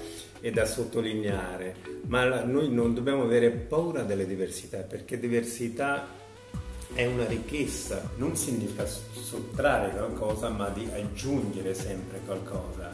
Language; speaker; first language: Italian; non-native, fluent; Urdu